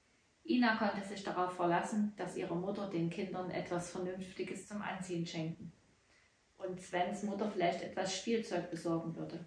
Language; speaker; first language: German; native; German